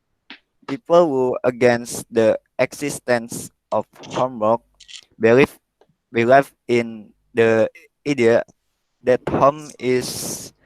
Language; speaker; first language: English; non-native, learner; Indonesian